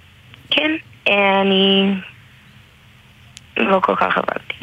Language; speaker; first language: Hebrew; non-native, learner; English